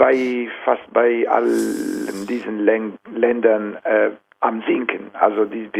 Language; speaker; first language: German; non-native, fluent; Italian